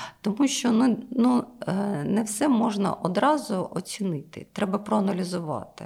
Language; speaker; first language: Ukrainian; non-native, local second language; Russian